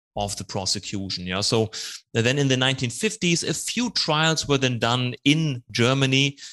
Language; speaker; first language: English; non-native, fluent; German